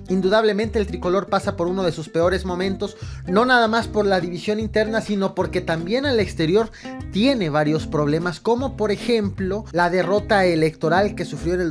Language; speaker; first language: Spanish; native; Spanish